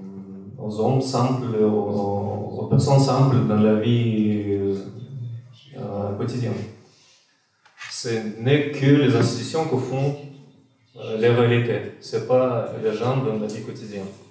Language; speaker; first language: French; non-native, fluent; Russian